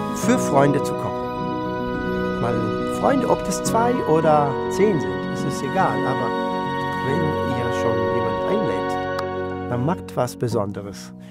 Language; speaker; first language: German; non-native, fluent; Italian